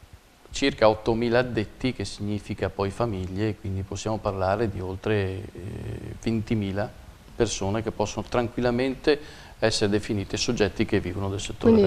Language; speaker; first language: Italian; native; Italian